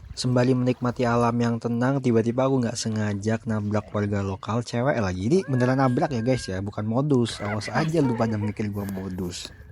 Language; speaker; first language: Indonesian; native; Indonesian